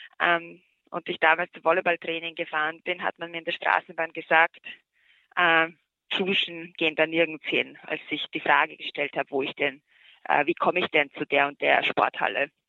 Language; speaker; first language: German; early bilingual, other home language; Bosnian